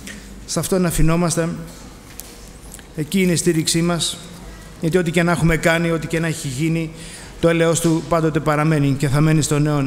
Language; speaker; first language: Greek; native; Greek